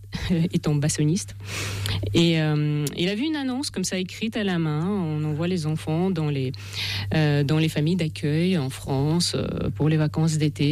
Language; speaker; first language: French; non-native, fluent; Russian